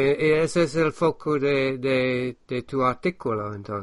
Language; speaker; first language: Spanish; non-native, fluent; English